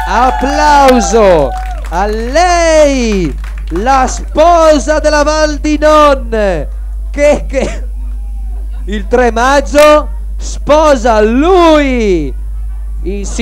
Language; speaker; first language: Italian; native; Italian